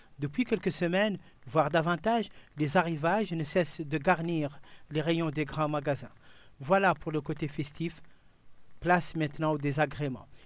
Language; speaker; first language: French; non-native, local second language; Arabic